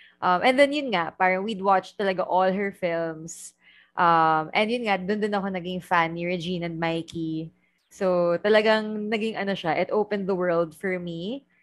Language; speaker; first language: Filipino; native; Filipino